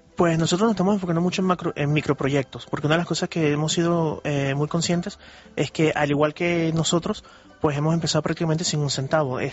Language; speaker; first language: Spanish; early bilingual, heritage; Spanish